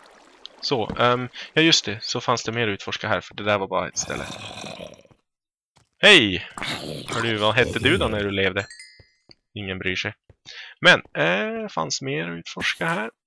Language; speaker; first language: Swedish; native; Swedish